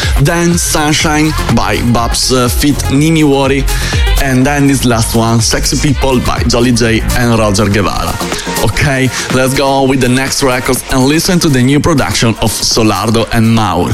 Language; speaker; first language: English; non-native, fluent; Italian